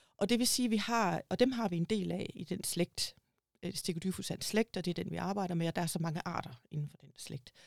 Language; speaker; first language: Danish; native; Danish